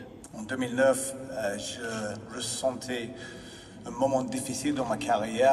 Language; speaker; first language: French; non-native, fluent; English